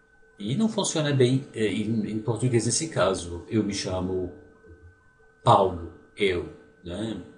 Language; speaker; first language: Portuguese; non-native, fluent; French